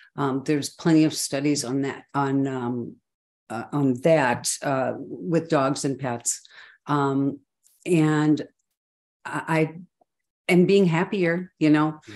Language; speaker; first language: English; native; English